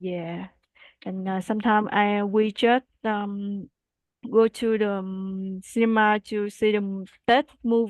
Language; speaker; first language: English; non-native, learner; Vietnamese